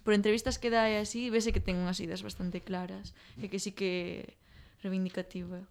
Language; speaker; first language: Galician; native; Galician